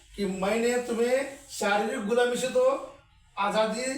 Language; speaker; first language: Hindi; non-native, local second language; Marathi